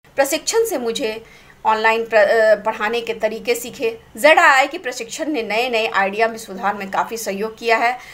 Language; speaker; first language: Hindi; native; Hindi